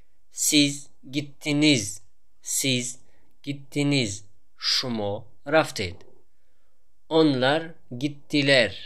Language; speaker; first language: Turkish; non-native, fluent; Tajik